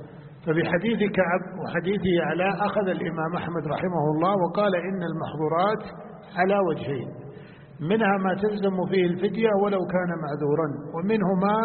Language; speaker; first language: Arabic; native; Arabic